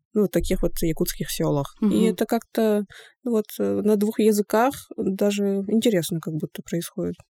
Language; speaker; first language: Russian; non-native, local second language; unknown